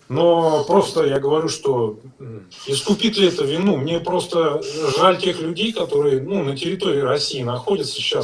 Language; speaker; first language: Russian; native; Russian